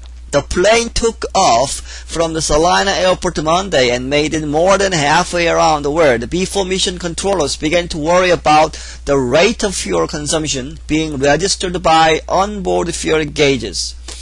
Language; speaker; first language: English; non-native, fluent; Korean